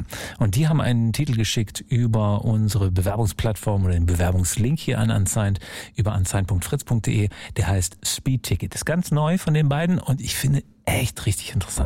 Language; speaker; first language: German; native; German